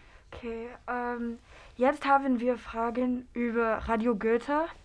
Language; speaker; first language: German; non-native, learner; English